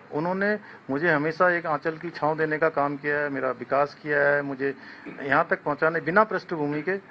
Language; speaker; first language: Hindi; native; Hindi